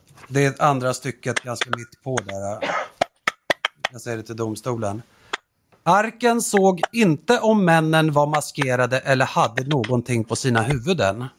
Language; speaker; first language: Swedish; native; Swedish